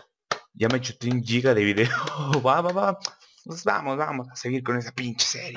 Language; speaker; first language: Spanish; native; Spanish